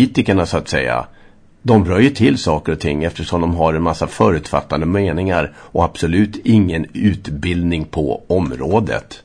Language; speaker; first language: Swedish; native; Swedish